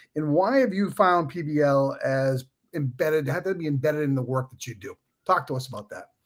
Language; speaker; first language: English; native; English